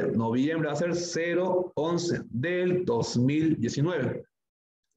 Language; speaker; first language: Spanish; native; Spanish